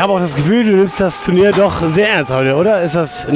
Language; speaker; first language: German; native; German